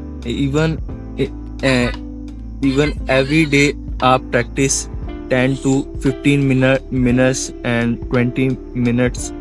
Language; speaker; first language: English; non-native, learner; Hindi